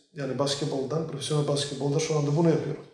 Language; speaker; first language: Turkish; non-native, fluent; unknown